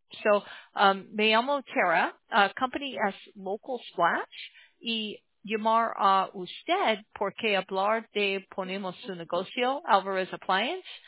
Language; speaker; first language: Spanish; non-native, learner; English